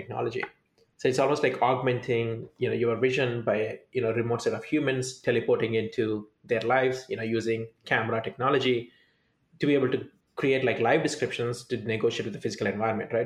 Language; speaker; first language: English; non-native, local second language; Telugu